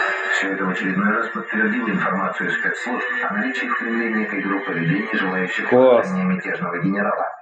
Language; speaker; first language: Russian; native; Russian